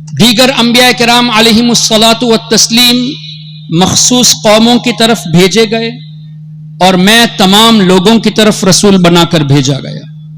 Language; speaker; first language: Urdu; non-native, fluent; Memoni